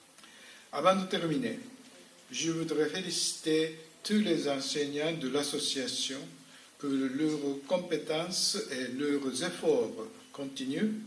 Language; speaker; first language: French; non-native, fluent; Japanese